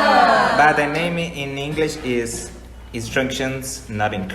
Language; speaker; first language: English; non-native, learner; Spanish